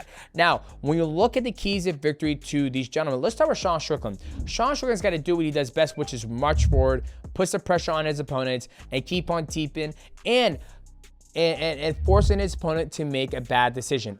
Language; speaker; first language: English; native; English